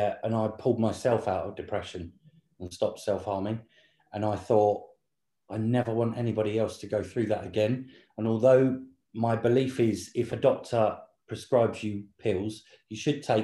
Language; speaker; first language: English; native; English